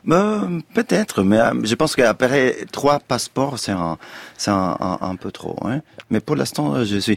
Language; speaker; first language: French; non-native, fluent; Italian